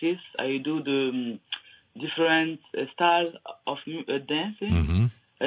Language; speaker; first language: English; non-native, learner; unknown